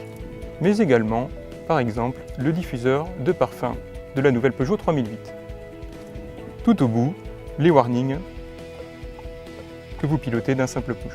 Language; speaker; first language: French; native; French